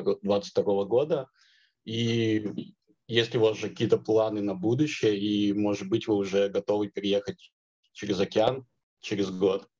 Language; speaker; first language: Russian; native; Russian